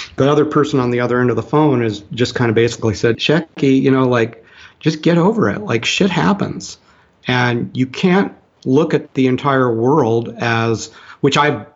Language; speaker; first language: English; native; English